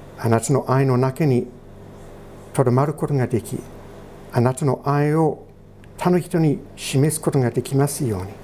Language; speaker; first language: Japanese; non-native, fluent; English